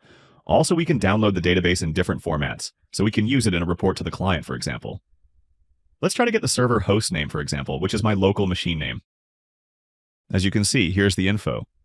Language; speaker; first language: English; non-native, fluent; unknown